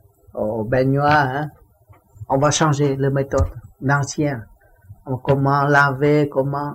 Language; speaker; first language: French; non-native, learner; Vietnamese